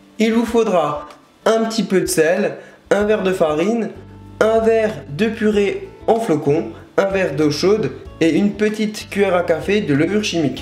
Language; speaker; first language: French; native; French